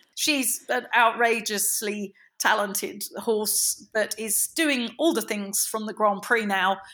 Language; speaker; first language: English; native; English